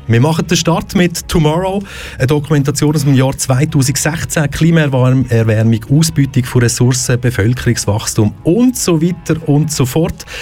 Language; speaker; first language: German; native; German